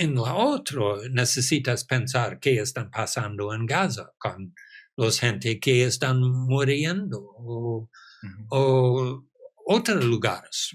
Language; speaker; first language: Spanish; non-native, fluent; English